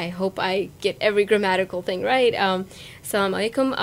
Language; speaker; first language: English; early bilingual, other home language; Persian